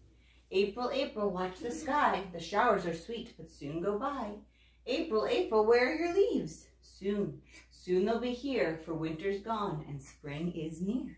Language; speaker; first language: English; native; English